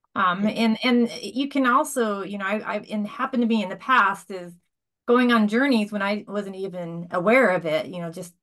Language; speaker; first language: English; native; English